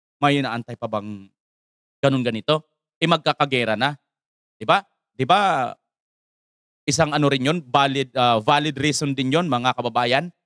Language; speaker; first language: Filipino; native; Filipino